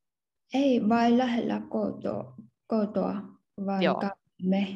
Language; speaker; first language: Finnish; non-native, learner; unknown